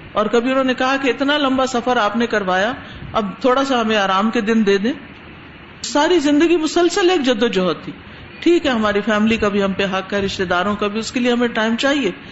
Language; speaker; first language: Urdu; non-native, local second language; Punjabi